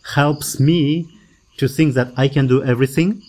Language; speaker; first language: English; non-native, fluent; Kazakh